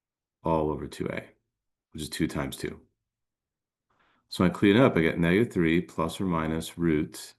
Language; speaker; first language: English; native; English